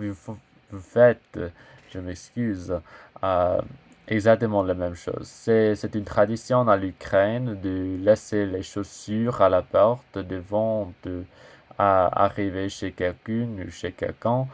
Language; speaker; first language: French; non-native, learner; English